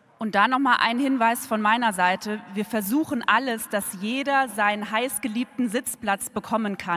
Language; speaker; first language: German; native; German